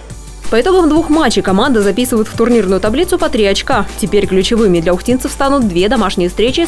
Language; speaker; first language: Russian; native; Russian